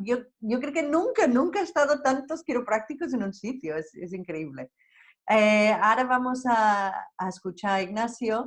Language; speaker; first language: Spanish; non-native, fluent; English